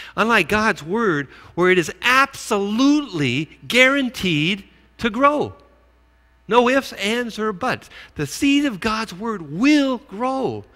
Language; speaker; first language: English; native; English